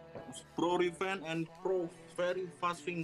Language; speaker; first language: English; non-native, learner; Indonesian